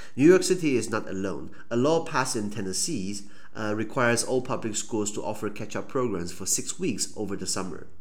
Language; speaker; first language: English; non-native, fluent; Chinese